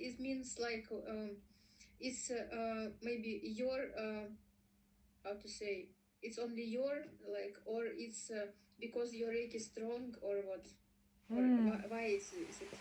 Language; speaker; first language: English; non-native, learner; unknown